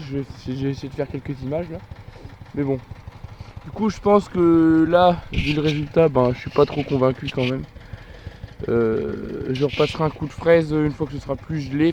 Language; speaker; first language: French; native; French